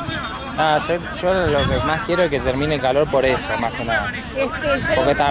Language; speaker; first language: Spanish; native; Spanish